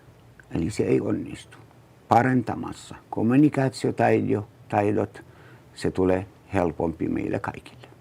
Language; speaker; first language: Finnish; non-native, learner; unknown